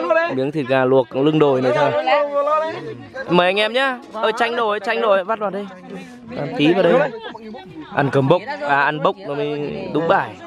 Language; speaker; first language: Vietnamese; native; Vietnamese